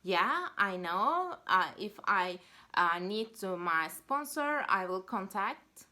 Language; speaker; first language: English; non-native, learner; Turkish